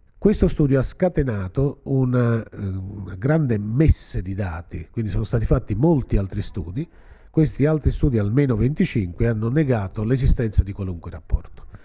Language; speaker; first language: Italian; native; Italian